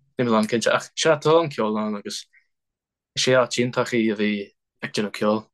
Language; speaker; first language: Irish; non-native, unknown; English